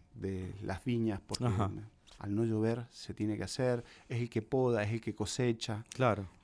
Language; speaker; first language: Spanish; native; Spanish